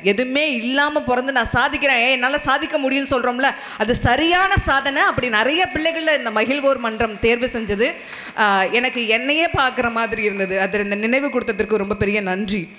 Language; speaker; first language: Tamil; non-native, local second language; Telugu